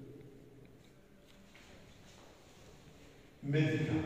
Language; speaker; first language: French; non-native, local second language; Arabic